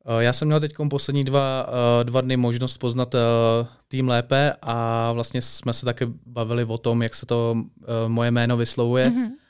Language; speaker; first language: Czech; native; Czech